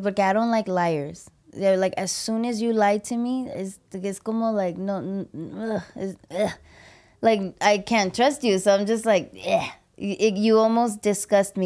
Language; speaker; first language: English; early bilingual, other home language; Spanish